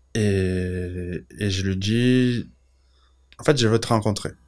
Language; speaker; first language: French; non-native, fluent; Portuguese